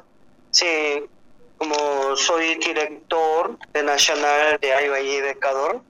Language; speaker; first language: Spanish; non-native, learner; Korean